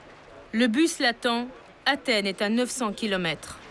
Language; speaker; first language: French; native; French